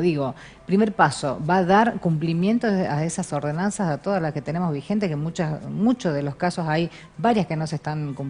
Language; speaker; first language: Spanish; native; Spanish